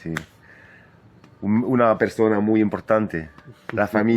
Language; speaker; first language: Spanish; non-native, learner; French